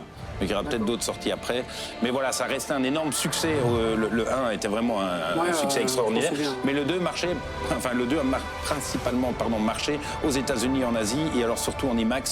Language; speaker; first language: French; native; French